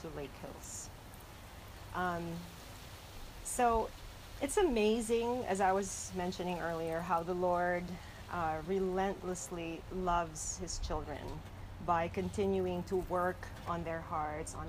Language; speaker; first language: English; non-native, local second language; Filipino